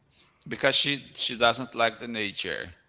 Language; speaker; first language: English; non-native, fluent; Portuguese